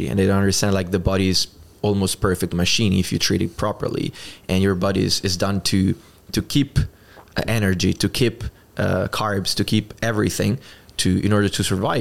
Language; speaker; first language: English; non-native, fluent; Italian